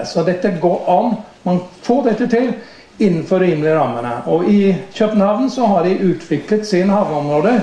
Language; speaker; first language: Norwegian; non-native, fluent; English